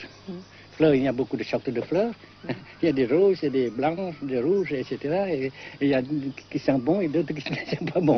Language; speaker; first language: French; non-native, local second language; Vietnamese